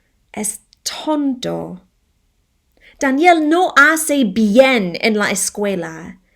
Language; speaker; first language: Spanish; non-native, fluent; English